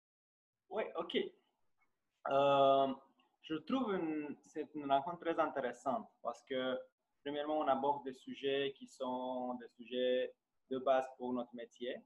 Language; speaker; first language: French; non-native, fluent; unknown